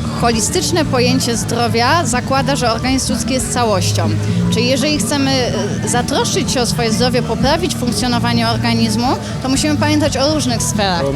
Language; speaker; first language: Polish; native; Polish